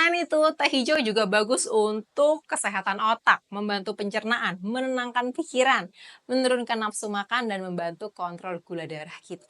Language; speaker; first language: Indonesian; native; Indonesian